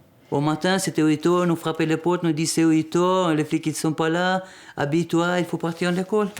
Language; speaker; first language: French; non-native, learner; Albanian